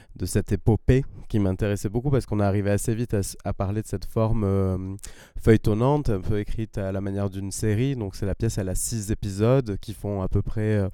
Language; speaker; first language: French; non-native, fluent; Spanish